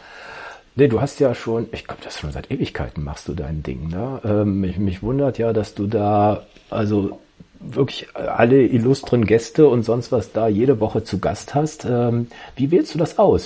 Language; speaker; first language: German; native; German